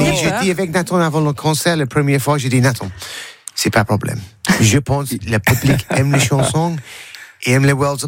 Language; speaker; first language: French; non-native, learner; English